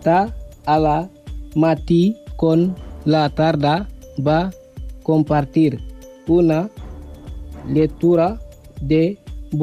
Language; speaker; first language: Catalan; non-native, learner; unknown